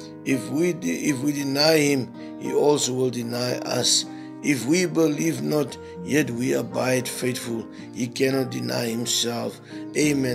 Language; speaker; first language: English; non-native, local second language; Afrikaans